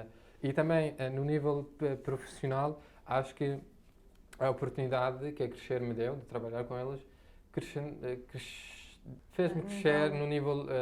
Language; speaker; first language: Portuguese; non-native, fluent; Arabic